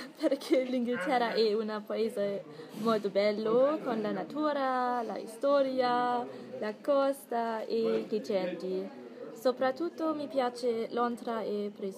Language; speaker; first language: Italian; non-native, learner; German